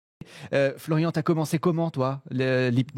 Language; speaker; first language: French; native; French